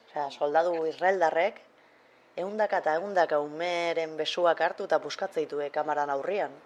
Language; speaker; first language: Basque; native; Basque